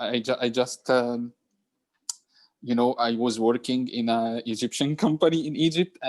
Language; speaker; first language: English; non-native, learner; Arabic